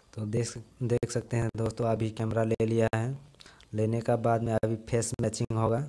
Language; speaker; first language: Hindi; non-native, local second language; Bangla